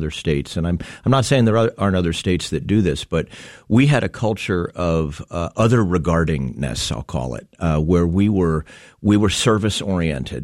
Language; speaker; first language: English; native; English